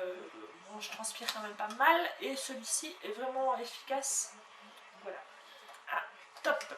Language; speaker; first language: French; native; French